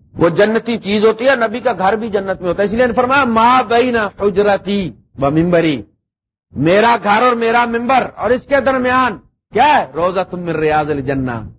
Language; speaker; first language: Urdu; non-native, local second language; Punjabi